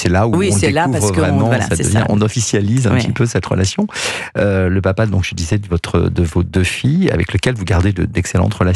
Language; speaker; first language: French; native; French